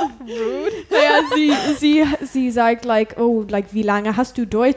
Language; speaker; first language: German; non-native, learner; English